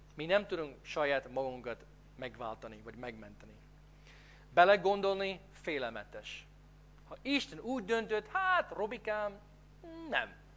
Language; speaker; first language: Hungarian; non-native, fluent; English